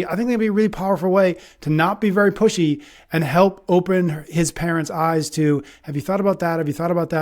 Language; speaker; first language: English; native; English